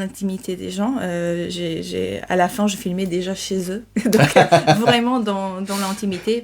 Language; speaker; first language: French; non-native, fluent; Portuguese